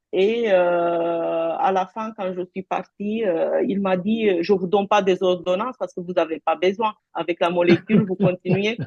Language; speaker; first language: French; non-native, fluent; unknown